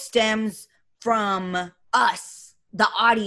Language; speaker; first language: English; native; English